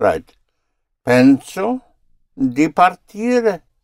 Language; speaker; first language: Italian; non-native, fluent; English